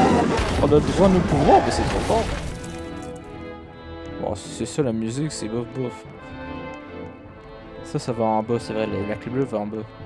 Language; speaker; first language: French; native; French